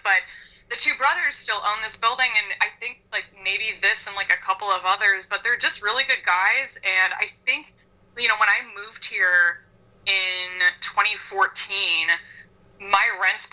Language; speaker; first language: English; native; English